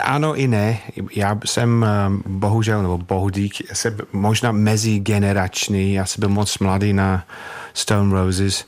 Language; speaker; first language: Czech; non-native, fluent; English